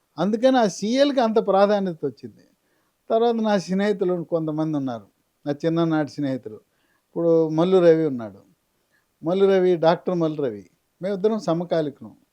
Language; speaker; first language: Telugu; native; Telugu